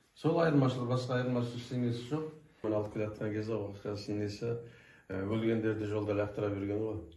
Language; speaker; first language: Kazakh; non-native, local second language; Turkish